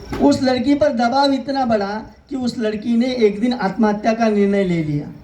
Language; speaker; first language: Hindi; non-native, local second language; Kannada